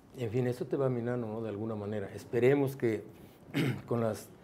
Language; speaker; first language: Spanish; native; Spanish